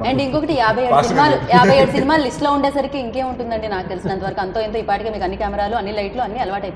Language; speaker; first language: Telugu; native; Telugu